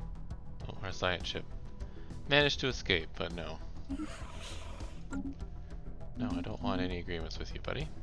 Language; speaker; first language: English; native; English